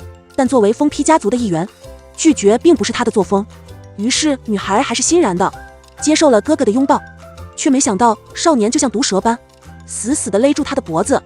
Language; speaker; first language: Chinese; native; Chinese